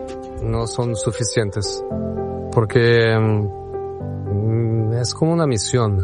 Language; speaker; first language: Spanish; non-native, fluent; Portuguese